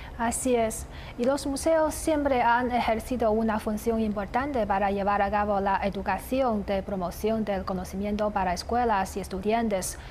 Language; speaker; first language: Spanish; non-native, fluent; Chinese